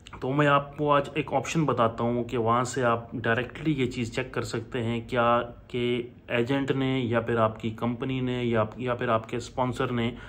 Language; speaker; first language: Urdu; non-native, local second language; Punjabi